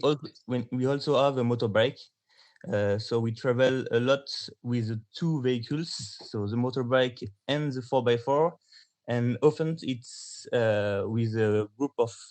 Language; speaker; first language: English; non-native, learner; French